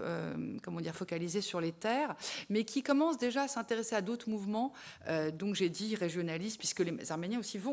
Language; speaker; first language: French; native; French